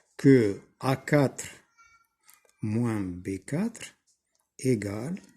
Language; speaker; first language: French; non-native, local second language; Arabic